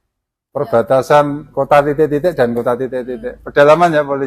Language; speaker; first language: Indonesian; native; Indonesian